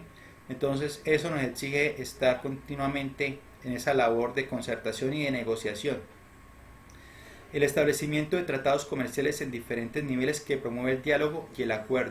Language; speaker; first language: Spanish; native; Spanish